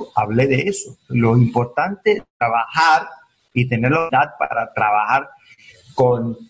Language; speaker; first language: Spanish; early bilingual, heritage; Spanish